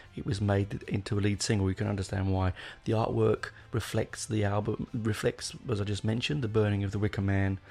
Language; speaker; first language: English; native; English